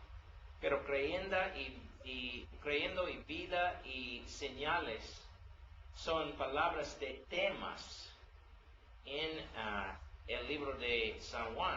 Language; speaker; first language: Spanish; non-native, learner; English